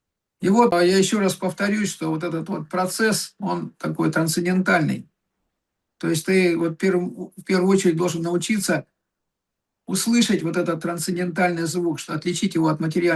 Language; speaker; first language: Russian; native; Russian